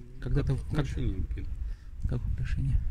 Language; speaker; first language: Russian; native; Russian